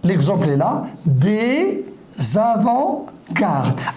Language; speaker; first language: French; non-native, local second language; Arabic